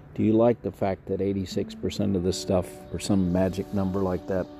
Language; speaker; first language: English; native; English